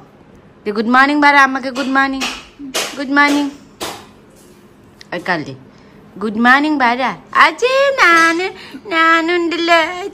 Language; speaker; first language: Malayalam; non-native, learner; Nepali